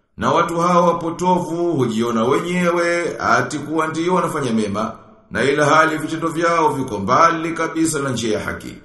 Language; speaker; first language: Swahili; native; Swahili